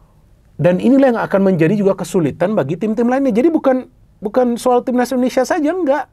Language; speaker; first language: Indonesian; native; Indonesian